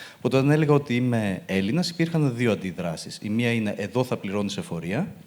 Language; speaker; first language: Greek; early bilingual, other home language; Albanian